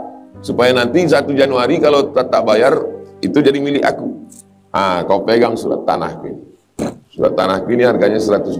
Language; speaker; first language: Malay; native; Malay